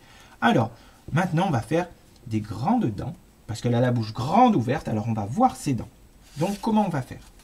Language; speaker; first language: French; native; French